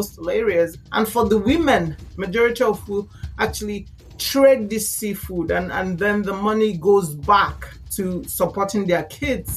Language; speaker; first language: English; non-native, local second language; Igbo